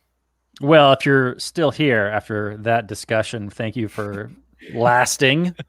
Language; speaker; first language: English; native; English